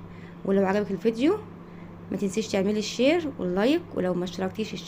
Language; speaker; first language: Arabic; native; Arabic